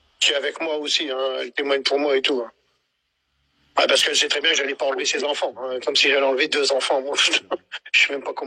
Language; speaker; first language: French; native; French